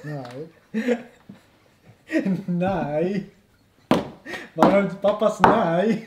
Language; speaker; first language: Swedish; non-native, fluent; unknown